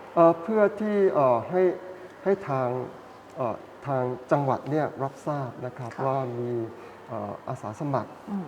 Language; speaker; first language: Thai; native; Thai